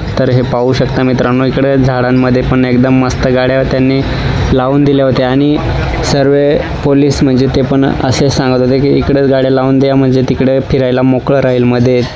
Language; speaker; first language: Marathi; non-native, local second language; Kukna